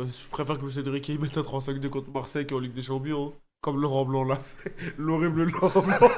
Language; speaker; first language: French; native; French